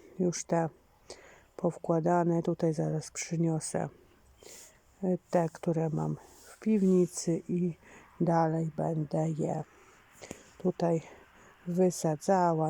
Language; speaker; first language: Polish; native; Polish